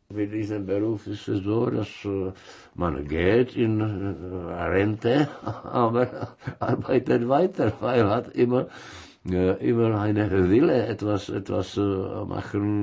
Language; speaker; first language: German; non-native, learner; Czech